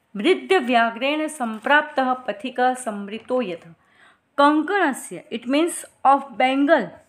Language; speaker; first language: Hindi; non-native, local second language; Gujarati